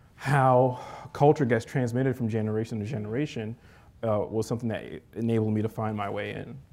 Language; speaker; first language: English; early bilingual, other home language; Haitian Creole